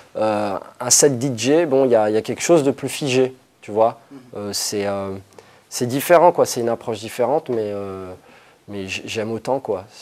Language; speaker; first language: French; native; French